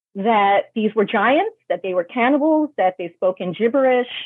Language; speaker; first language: English; native; English